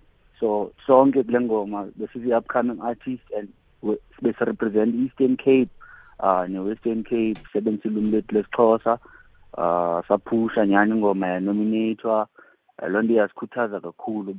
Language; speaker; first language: English; non-native, local second language; Xhosa